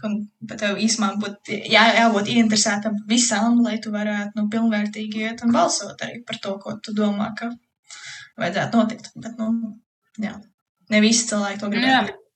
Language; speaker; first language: Latvian; early bilingual, heritage; Latvian